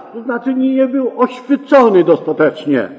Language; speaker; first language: Polish; native; Polish